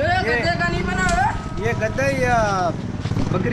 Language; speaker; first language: Hindi; non-native, local second language; Bangla